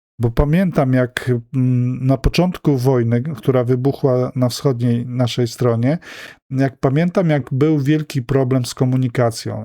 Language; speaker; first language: Polish; native; Polish